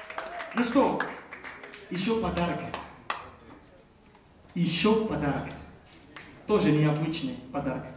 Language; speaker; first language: Russian; non-native, fluent; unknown